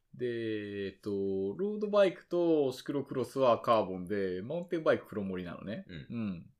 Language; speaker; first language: Japanese; native; Japanese